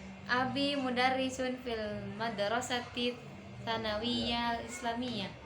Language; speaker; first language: Arabic; non-native, learner; Indonesian